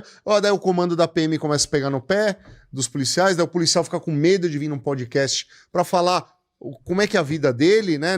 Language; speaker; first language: Portuguese; native; Portuguese